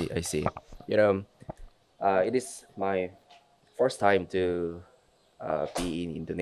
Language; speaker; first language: English; non-native, fluent; Korean